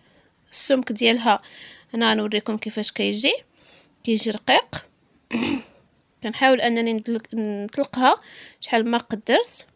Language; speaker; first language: Arabic; native; Arabic